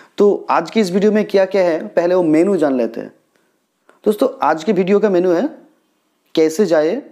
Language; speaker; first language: Hindi; non-native, local second language; Bangla